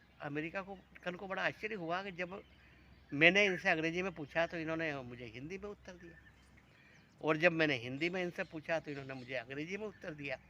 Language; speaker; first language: Hindi; native; Hindi